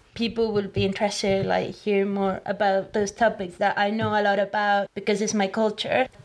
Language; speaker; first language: English; non-native, fluent; Spanish